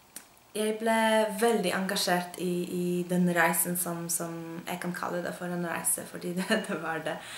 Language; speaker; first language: Norwegian; non-native, fluent; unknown